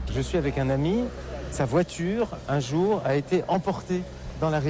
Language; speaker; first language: French; native; French